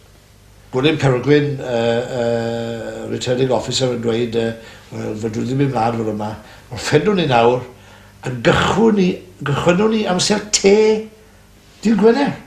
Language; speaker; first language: Welsh; native; Welsh